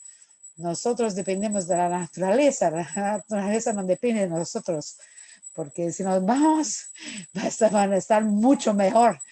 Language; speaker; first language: Spanish; non-native, fluent; Portuguese